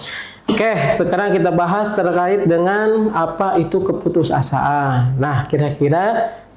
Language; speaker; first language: Indonesian; native; Indonesian